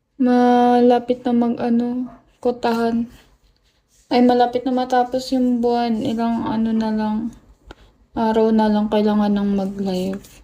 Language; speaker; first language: Filipino; native; Filipino